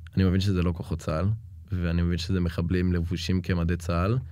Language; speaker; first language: Hebrew; native; Hebrew